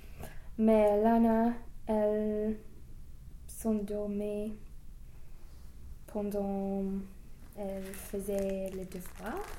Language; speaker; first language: French; non-native, learner; English